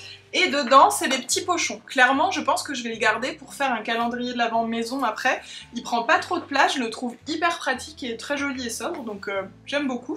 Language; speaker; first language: French; native; French